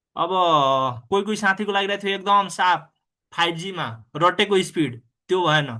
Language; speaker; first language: Nepali; non-native, local second language; Bhojpuri